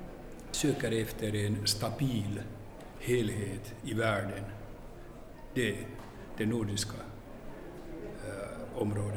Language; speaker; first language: Swedish; non-native, local second language; Finnish